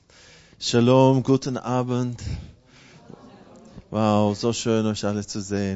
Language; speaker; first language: German; non-native, fluent; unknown